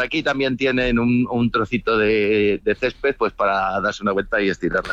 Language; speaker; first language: Spanish; native; Spanish